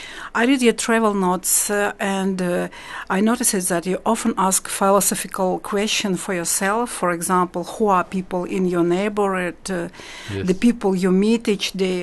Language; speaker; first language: English; non-native, learner; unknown